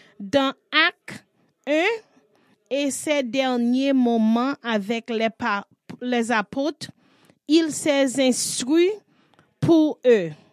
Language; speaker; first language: French; non-native, learner; English